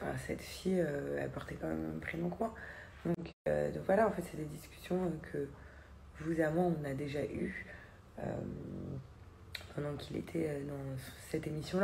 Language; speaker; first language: French; native; French